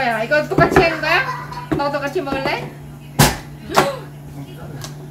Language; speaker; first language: Korean; non-native, learner; Khmer